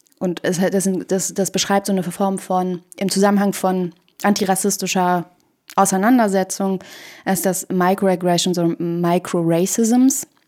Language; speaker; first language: German; early bilingual, other home language; Persian